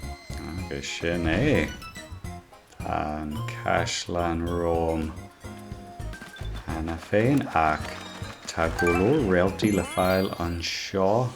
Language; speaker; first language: Irish; non-native, local second language; English